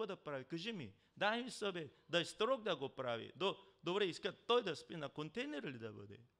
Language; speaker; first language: Bulgarian; non-native, learner; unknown